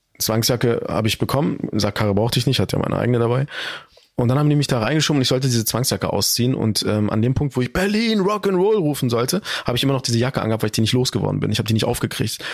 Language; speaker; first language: German; early bilingual, other home language; Turkish